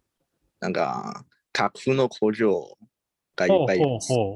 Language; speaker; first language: Japanese; non-native, learner; Chinese